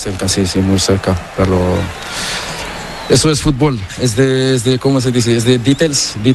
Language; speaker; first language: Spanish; non-native, learner; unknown